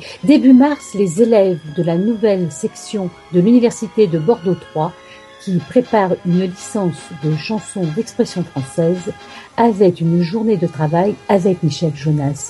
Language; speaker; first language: French; native; French